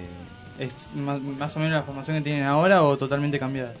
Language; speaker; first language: Spanish; native; Spanish